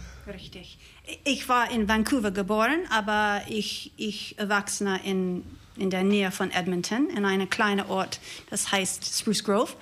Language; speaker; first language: German; non-native, learner; English